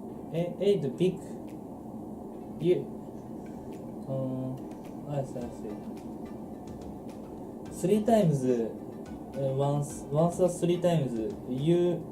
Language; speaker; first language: English; non-native, learner; Japanese